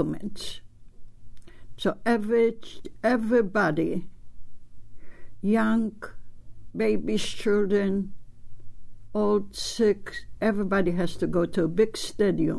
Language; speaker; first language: English; non-native, learner; Polish